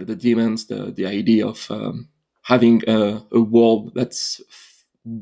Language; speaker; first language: English; non-native, fluent; French